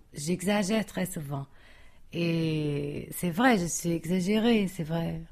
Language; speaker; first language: French; non-native, fluent; Portuguese